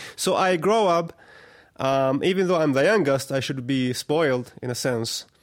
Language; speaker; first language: English; non-native, fluent; Arabic